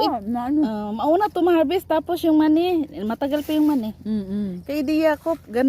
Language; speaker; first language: Filipino; non-native, local second language; Cebuano